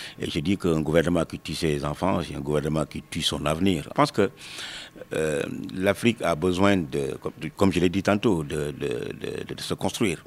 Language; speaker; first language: French; non-native, local second language; Wolof